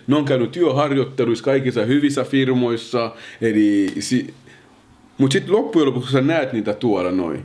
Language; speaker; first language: Finnish; early bilingual, other home language; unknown